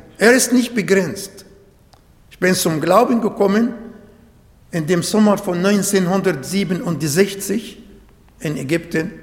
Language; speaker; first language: German; non-native, learner; Arabic